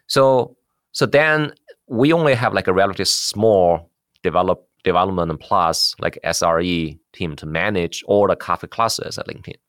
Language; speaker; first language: English; non-native, fluent; Chinese